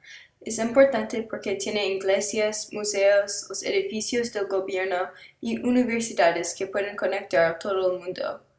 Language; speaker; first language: Spanish; non-native, learner; English